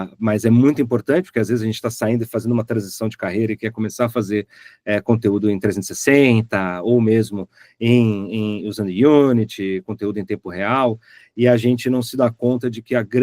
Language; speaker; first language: Portuguese; native; Portuguese